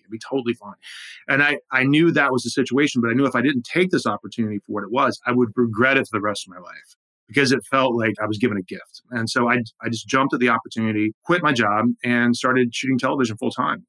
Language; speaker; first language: English; native; English